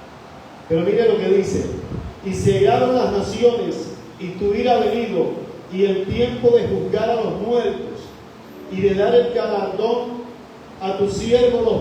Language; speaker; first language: Spanish; native; Spanish